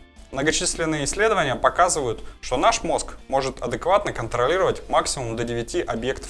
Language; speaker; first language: Russian; native; Russian